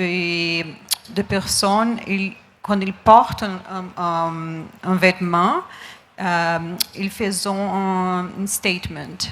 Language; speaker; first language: French; non-native, learner; Portuguese